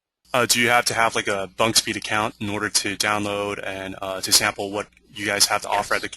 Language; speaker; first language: English; native; English